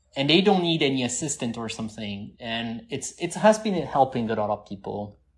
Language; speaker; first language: English; non-native, fluent; French